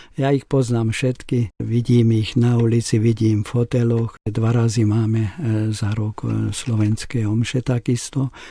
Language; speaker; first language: Slovak; non-native, local second language; Hungarian